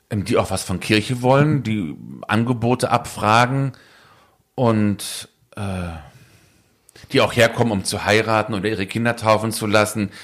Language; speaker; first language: German; native; German